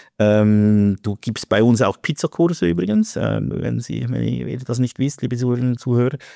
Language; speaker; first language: German; native; German